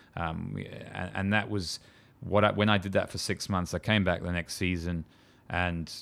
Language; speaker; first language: English; native; English